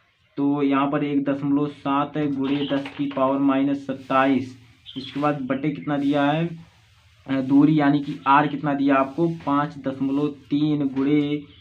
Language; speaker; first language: Hindi; native; Hindi